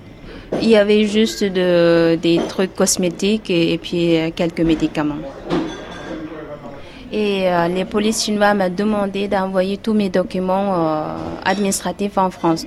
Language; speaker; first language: French; non-native, fluent; Uyghur